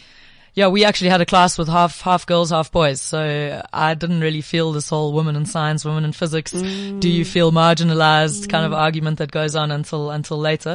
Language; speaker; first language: English; native; English